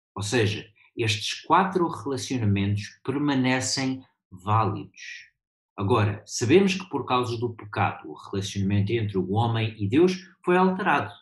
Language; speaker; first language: Portuguese; early bilingual, heritage; Portuguese